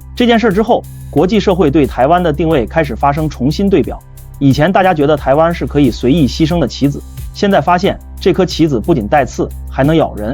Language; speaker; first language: Chinese; native; Chinese